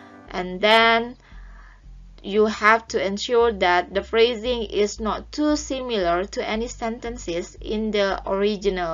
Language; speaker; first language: English; non-native, fluent; Indonesian